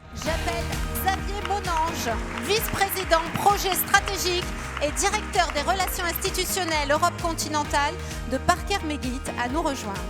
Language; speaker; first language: French; native; French